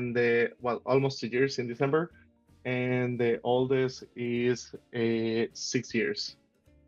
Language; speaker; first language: English; non-native, learner; Spanish